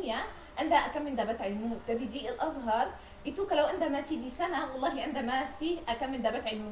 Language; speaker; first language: Indonesian; non-native, learner; Arabic